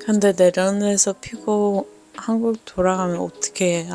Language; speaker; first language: Korean; non-native, learner; Dutch